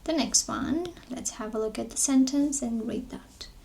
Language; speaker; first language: English; non-native, fluent; Armenian